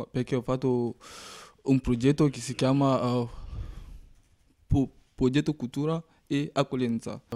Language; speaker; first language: Italian; non-native, learner; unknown